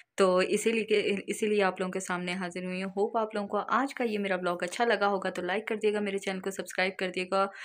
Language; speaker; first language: Urdu; native; Urdu